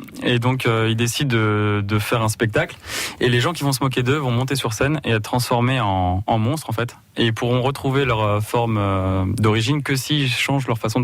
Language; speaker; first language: French; native; French